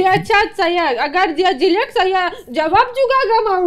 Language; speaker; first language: Indonesian; non-native, learner; Russian